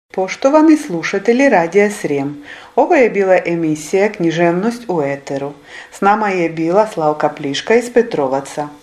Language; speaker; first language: Serbian; non-native, fluent; Ukrainian